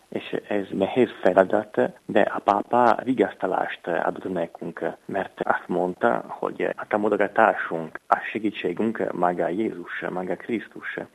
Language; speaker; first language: Hungarian; non-native, fluent; Italian